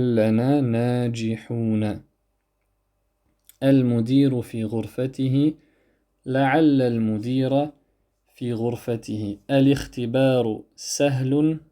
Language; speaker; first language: Arabic; non-native, fluent; French